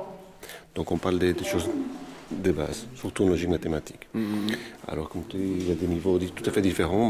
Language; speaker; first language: French; native; French